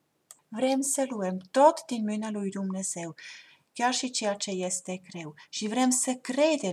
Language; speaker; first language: Romanian; non-native, fluent; German